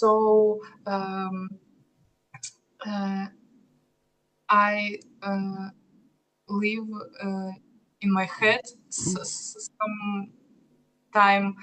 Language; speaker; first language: English; non-native, learner; Russian